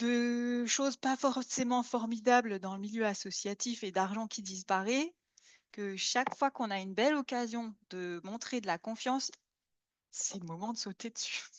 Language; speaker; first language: French; native; French